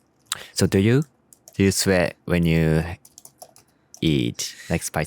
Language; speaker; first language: English; non-native, learner; Japanese